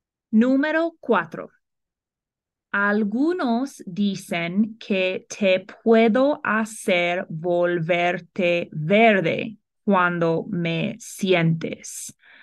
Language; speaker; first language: Spanish; non-native, fluent; English